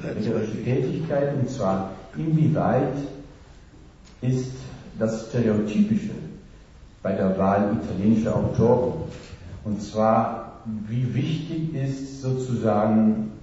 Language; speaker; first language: German; non-native, local second language; Italian